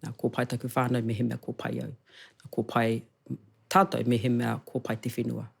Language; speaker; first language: Māori; non-native, local second language; English